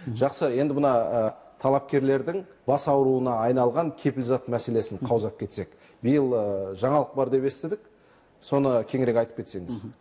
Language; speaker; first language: Kazakh; native; Kazakh